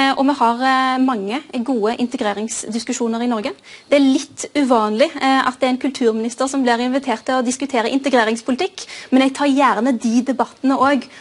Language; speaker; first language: Norwegian; early bilingual, other home language; Urdu